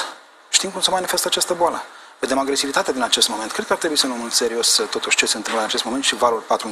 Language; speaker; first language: Romanian; native; Romanian